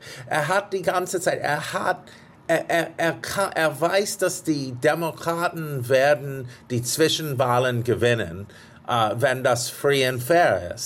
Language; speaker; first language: German; non-native, fluent; English